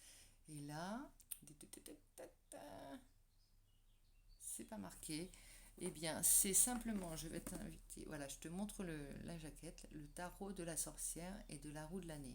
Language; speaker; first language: French; native; French